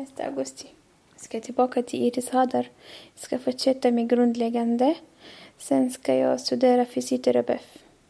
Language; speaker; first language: Swedish; non-native, learner; Arabic